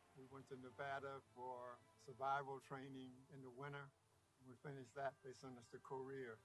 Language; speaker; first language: English; native; English